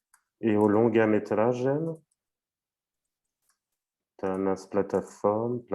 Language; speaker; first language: Portuguese; non-native, fluent; French